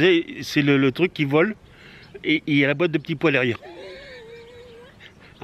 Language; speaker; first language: French; native; French